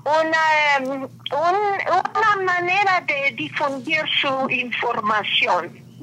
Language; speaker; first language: Spanish; non-native, fluent; English